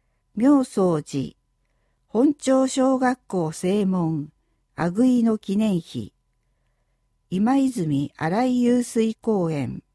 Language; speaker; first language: Japanese; native; Japanese